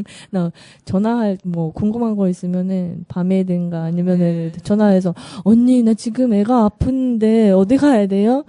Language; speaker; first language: Korean; non-native, learner; Russian